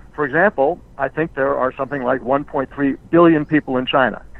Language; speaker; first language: English; native; English